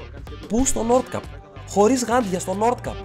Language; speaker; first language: Greek; native; Greek